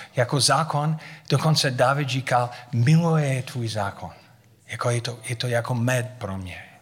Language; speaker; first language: Czech; non-native, fluent; English